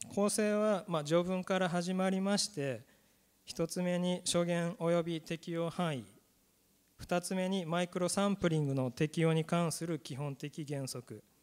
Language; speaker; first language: Japanese; native; Japanese